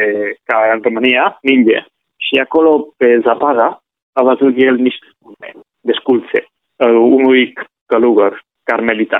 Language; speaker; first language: Romanian; non-native, fluent; Spanish